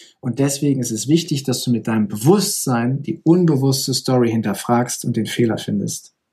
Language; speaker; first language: German; native; German